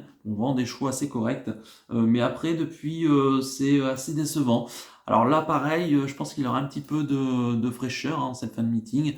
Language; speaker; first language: French; native; French